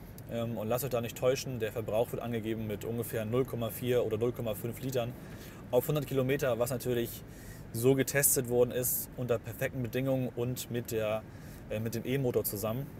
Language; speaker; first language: German; native; German